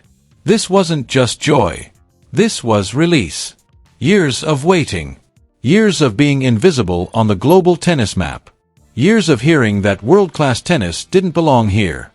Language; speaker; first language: English; native; English